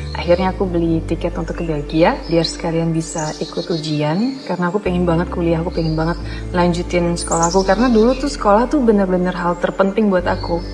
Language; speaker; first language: Indonesian; non-native, fluent; Dutch